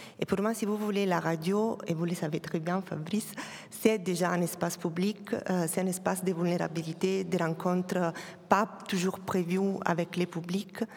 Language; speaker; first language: French; non-native, fluent; Italian